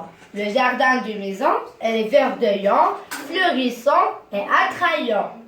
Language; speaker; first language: French; non-native, learner; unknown